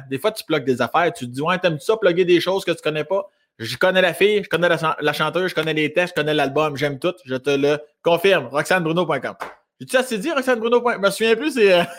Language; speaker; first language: French; native; French